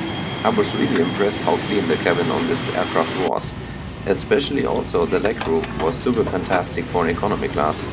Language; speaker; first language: English; non-native, fluent; German